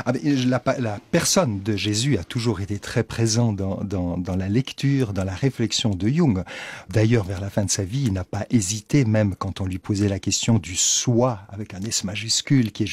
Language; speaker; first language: French; native; French